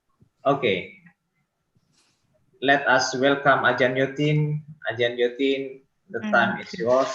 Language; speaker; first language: English; non-native, local second language; Indonesian